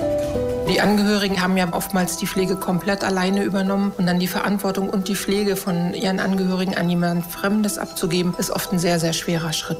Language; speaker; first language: German; native; German